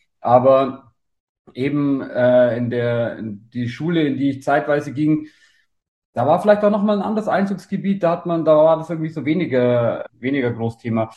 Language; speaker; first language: German; native; German